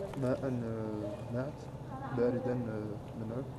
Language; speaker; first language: Arabic; non-native, learner; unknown